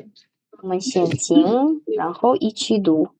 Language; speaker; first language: Chinese; non-native, fluent; Kazakh